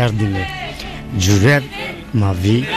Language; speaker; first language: French; non-native, learner; Bangla